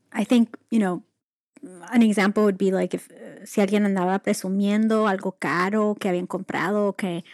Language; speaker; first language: Spanish; early bilingual, heritage; Spanish